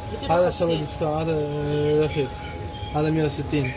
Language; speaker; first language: Arabic; non-native, learner; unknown